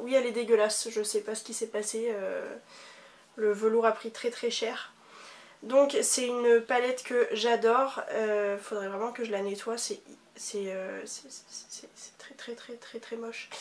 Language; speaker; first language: French; native; French